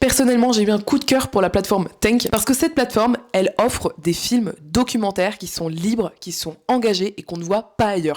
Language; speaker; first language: French; native; French